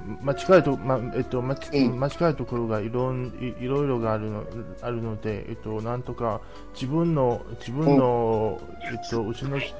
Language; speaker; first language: Japanese; non-native, learner; Chinese